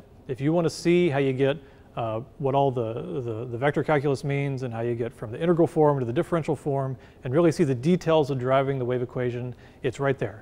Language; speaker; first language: English; native; English